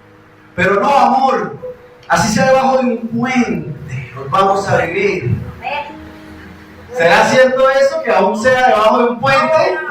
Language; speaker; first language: Spanish; native; Spanish